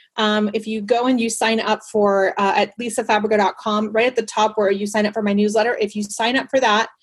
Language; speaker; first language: English; early bilingual, other home language; Spanish